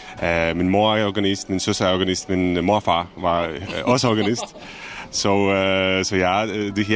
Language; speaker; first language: Danish; non-native, fluent; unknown